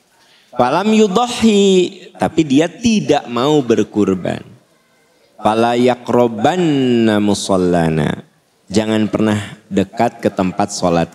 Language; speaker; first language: Indonesian; non-native, local second language; Sundanese